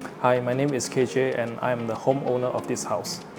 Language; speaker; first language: English; non-native, local second language; Chinese